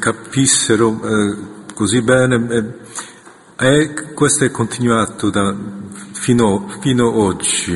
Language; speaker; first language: Italian; non-native, fluent; Korean